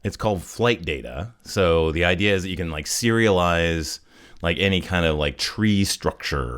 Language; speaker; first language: English; native; English